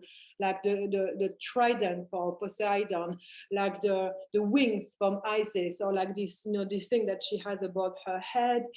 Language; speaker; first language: English; non-native, fluent; French